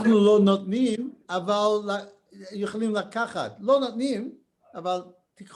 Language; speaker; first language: Hebrew; non-native, learner; English